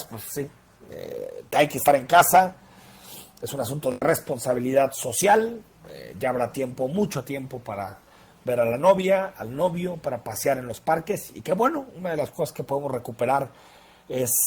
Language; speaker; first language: Spanish; native; Spanish